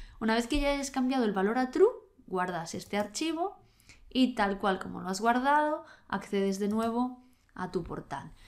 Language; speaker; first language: Spanish; native; Spanish